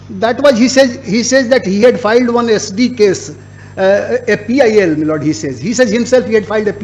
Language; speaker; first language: English; non-native, local second language; Hindi